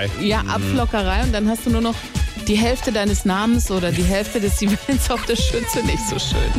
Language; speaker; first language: German; native; German